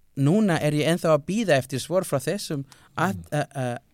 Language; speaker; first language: Icelandic; non-native, fluent; Spanish